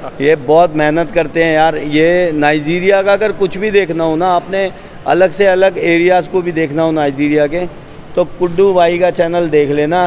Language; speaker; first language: Hindi; native; Hindi